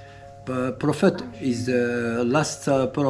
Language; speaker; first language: English; non-native, learner; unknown